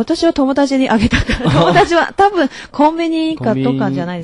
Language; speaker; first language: Japanese; non-native, fluent; Chinese